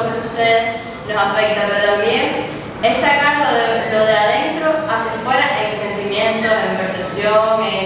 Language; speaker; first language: Spanish; native; Spanish